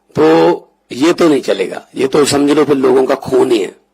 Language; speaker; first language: Hindi; non-native, local second language; Punjabi